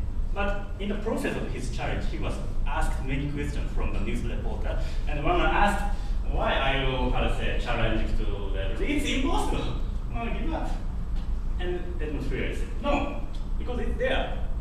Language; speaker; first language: English; non-native, fluent; Japanese